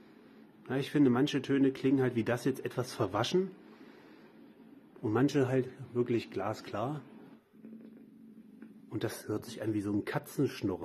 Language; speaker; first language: German; native; German